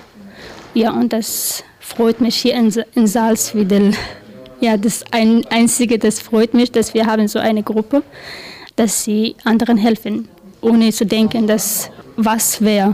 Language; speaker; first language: German; non-native, learner; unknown